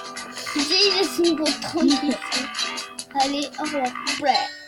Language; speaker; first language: French; native; French